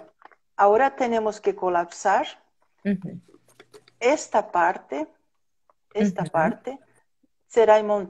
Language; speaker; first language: Spanish; non-native, fluent; Portuguese